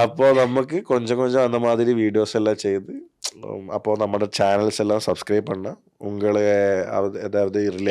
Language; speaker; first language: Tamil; non-native, learner; Malayalam